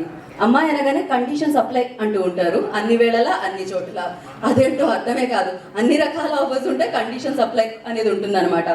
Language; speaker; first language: Telugu; native; Telugu